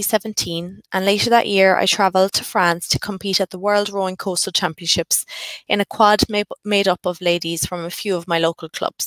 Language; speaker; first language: English; native; English